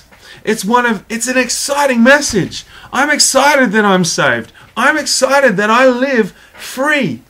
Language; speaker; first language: English; native; English